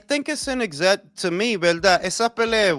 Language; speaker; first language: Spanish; early bilingual, heritage; Spanish